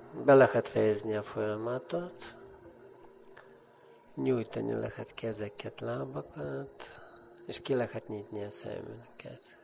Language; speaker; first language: Hungarian; non-native, fluent; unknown